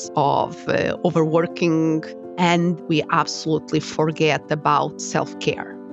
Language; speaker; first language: English; non-native, fluent; Portuguese